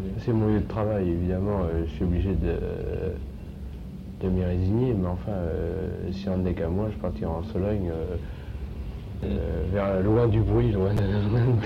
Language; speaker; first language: French; native; French